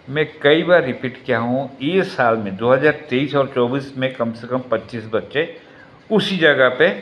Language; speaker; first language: Hindi; non-native, local second language; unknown